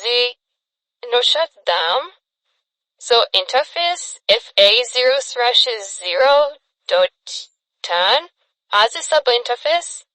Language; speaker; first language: English; non-native, fluent; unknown